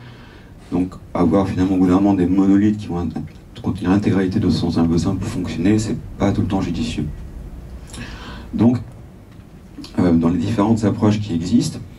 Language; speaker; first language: French; native; French